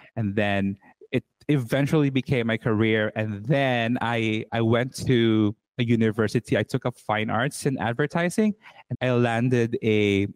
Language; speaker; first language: English; non-native, local second language; Cebuano